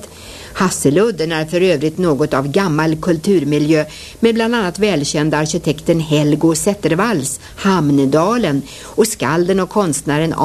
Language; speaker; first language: Swedish; native; Swedish